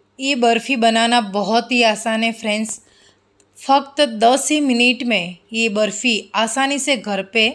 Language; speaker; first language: Hindi; non-native, local second language; Gujarati